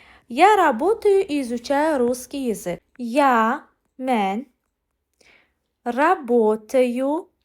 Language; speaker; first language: Russian; non-native, learner; Azerbaijani